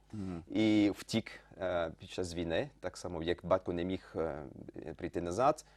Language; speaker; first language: Ukrainian; early bilingual, heritage; Ukrainian